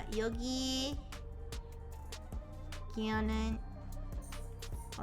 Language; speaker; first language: Korean; non-native, learner; English